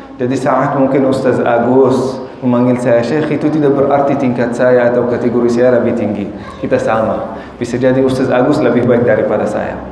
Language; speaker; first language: Indonesian; non-native, fluent; Arabic